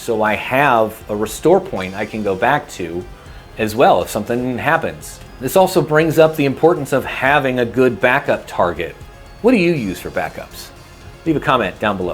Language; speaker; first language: English; native; English